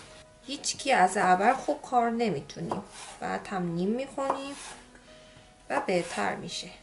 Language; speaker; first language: Persian; non-native, learner; Korean